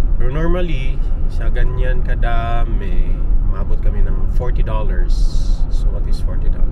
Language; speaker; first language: Filipino; non-native, local second language; Cebuano